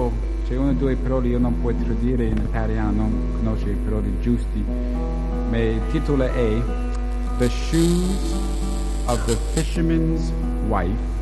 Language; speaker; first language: Italian; non-native, learner; English